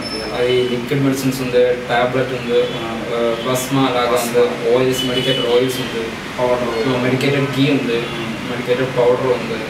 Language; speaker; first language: Telugu; non-native, learner; Malayalam